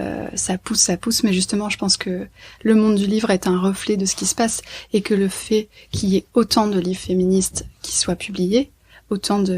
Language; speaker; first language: French; native; French